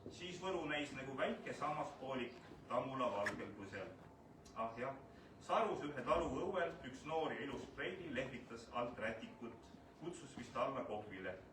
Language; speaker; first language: Estonian; native; Estonian